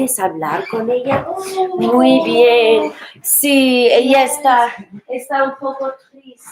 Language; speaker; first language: Spanish; non-native, fluent; English